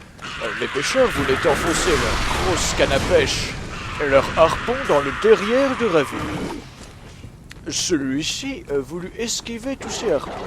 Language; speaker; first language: French; native; French